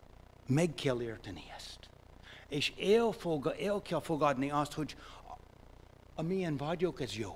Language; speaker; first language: Hungarian; non-native, fluent; English